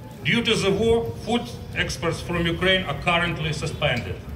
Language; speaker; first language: English; non-native, fluent; Ukrainian